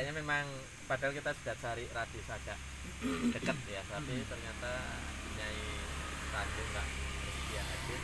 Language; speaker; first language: Indonesian; native; Indonesian